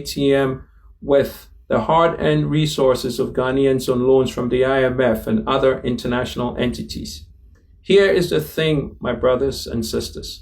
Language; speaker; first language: English; non-native, local second language; Akan